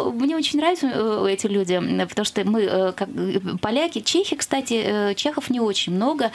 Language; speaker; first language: Russian; native; Russian